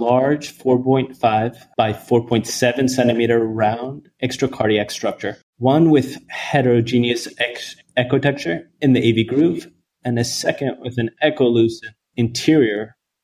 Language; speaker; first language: English; native; English